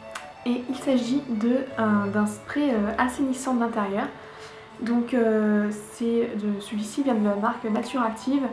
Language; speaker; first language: French; native; French